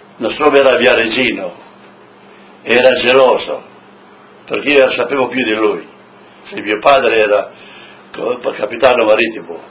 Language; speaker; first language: Italian; native; Italian